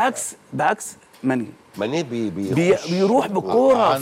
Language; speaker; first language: Arabic; native; Arabic